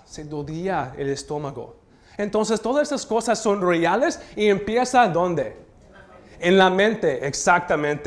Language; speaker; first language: Spanish; early bilingual, heritage; Spanish